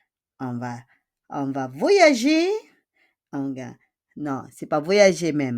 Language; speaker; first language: French; non-native, fluent; Filipino